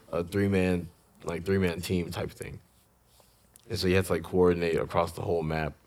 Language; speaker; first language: English; native; English